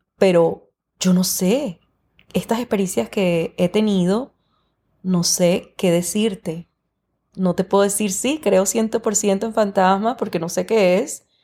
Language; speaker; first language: Spanish; early bilingual, heritage; Spanish